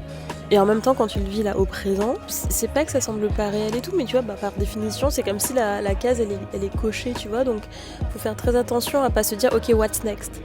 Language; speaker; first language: French; native; French